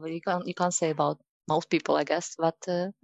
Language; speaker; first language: English; non-native, fluent; Russian